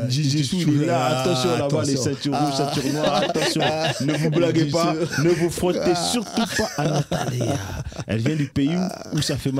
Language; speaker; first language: French; native; French